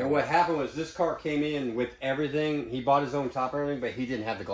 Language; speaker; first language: English; native; English